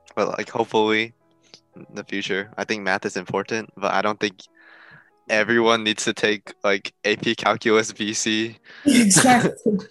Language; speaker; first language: English; native; English